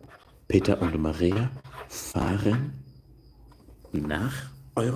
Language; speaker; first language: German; non-native, learner; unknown